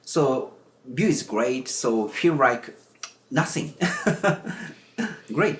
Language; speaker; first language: English; non-native, learner; Japanese